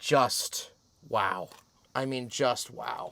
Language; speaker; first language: English; native; English